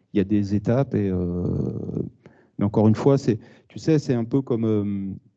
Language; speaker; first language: French; native; French